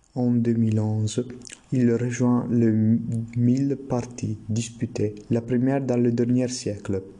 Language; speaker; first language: French; non-native, learner; Italian